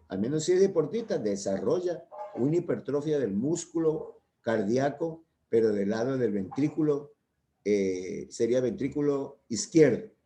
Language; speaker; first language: Spanish; native; Spanish